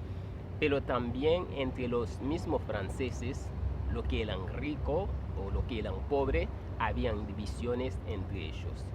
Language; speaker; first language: Spanish; non-native, fluent; Haitian Creole